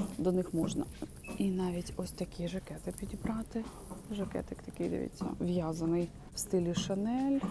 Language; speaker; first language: Ukrainian; non-native, local second language; Russian